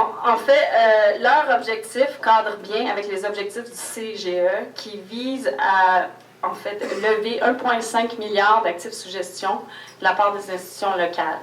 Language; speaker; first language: French; native; French